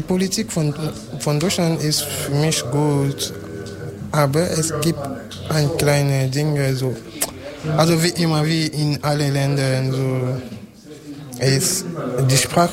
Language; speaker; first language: German; non-native, learner; French